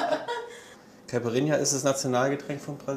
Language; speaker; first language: German; native; German